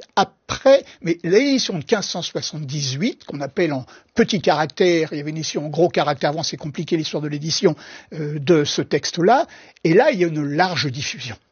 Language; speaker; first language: French; native; French